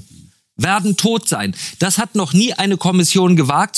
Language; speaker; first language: German; native; German